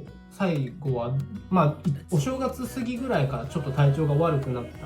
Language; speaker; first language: Japanese; native; Japanese